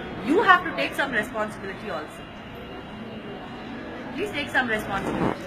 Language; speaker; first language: English; non-native, local second language; Tamil